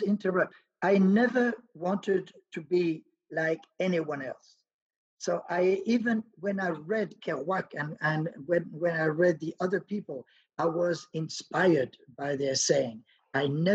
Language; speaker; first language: English; non-native, fluent; French